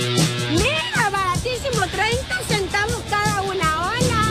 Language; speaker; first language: Spanish; native; Spanish